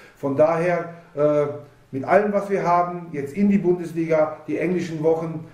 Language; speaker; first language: German; native; German